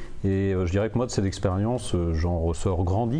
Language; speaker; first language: French; native; French